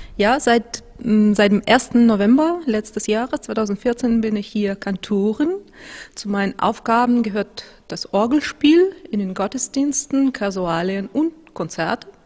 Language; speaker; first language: German; non-native, fluent; Russian